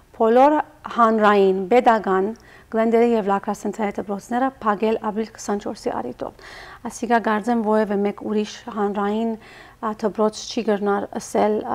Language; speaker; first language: Armenian; early bilingual, heritage; Armenian